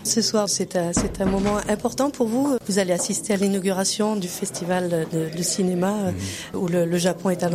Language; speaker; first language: French; native; French